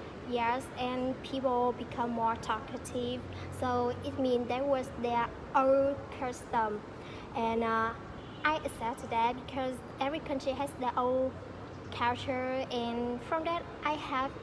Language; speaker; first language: English; non-native, fluent; Vietnamese